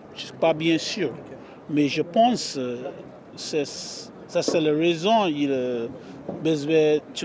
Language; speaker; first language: French; non-native, learner; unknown